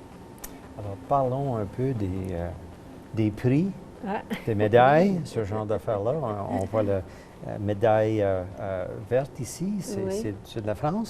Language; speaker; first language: French; native; French